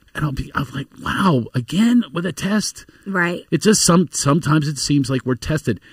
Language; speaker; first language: English; native; English